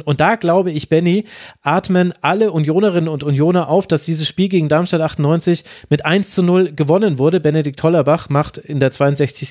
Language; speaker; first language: German; native; German